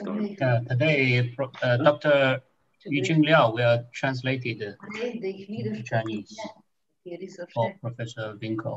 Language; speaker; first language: English; non-native, fluent; Chinese